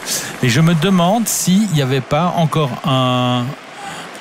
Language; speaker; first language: French; native; French